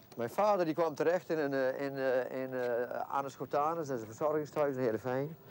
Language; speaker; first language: Dutch; non-native, local second language; Western Frisian